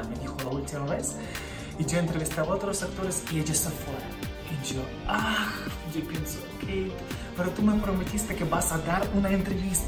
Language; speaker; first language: Spanish; non-native, fluent; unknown